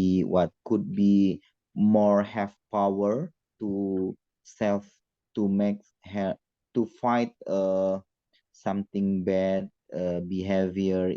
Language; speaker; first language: English; non-native, learner; Indonesian